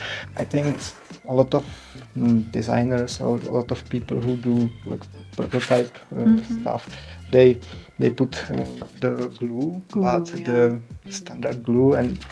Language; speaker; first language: English; non-native, learner; Czech